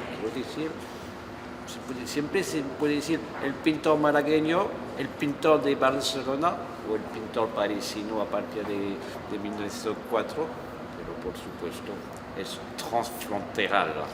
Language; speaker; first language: Spanish; non-native, fluent; French